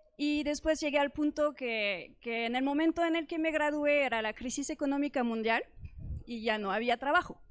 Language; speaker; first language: Spanish; non-native, fluent; French